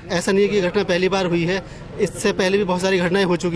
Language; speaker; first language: Hindi; native; Hindi